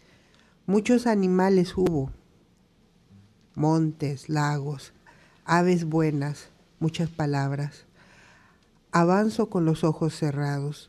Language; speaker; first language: Spanish; native; Spanish